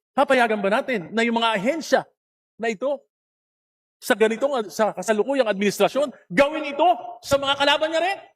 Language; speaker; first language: Filipino; native; Filipino